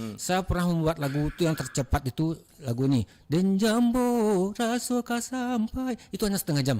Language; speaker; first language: Indonesian; non-native, local second language; Minangkabau